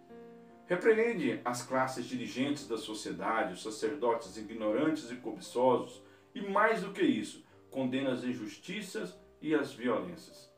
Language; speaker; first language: Portuguese; native; Portuguese